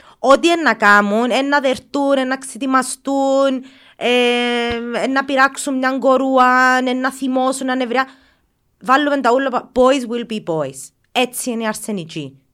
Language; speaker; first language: Greek; native; Greek